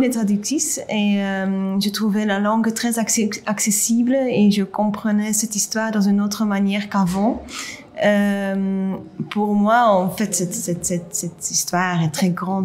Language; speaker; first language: French; non-native, local second language; Dutch